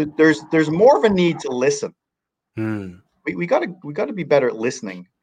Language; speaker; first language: English; native; English